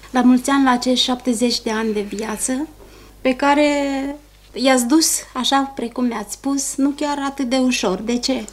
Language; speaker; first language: Romanian; native; Romanian